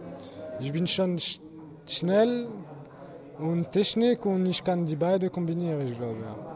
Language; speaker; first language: German; non-native, learner; French